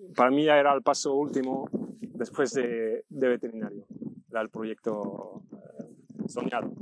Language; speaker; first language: Spanish; non-native, fluent; French